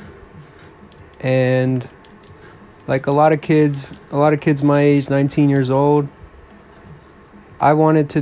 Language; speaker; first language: English; native; English